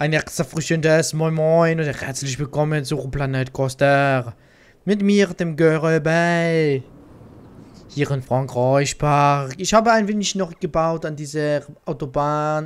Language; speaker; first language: German; native; German